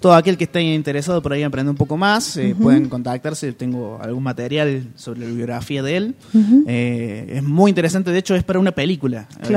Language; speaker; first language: Spanish; native; Spanish